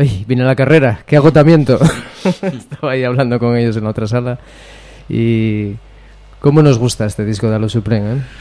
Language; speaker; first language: Spanish; native; Spanish